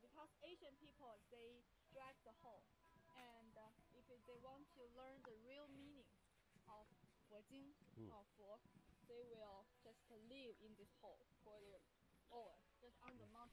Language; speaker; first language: English; non-native, learner; Chinese